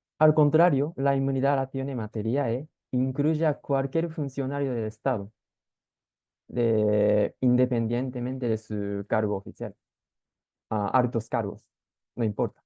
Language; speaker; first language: Spanish; non-native, fluent; Japanese